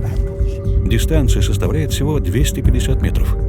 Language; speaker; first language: Russian; native; Russian